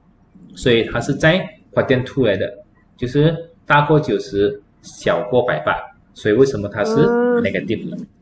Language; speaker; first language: Chinese; native; Chinese